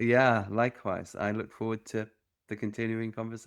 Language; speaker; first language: English; native; English